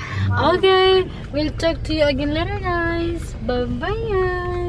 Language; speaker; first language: English; non-native, local second language; Filipino